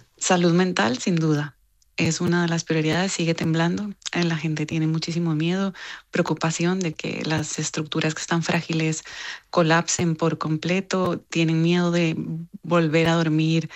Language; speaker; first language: Spanish; native; Spanish